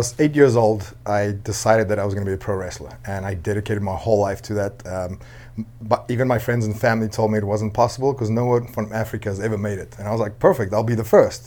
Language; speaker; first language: English; non-native, local second language; Afrikaans